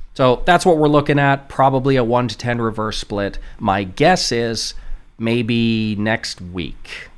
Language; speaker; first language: English; native; English